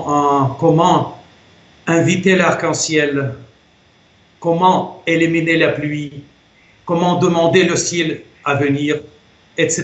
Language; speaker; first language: French; non-native, fluent; Russian